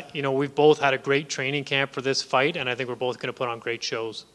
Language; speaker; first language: English; native; English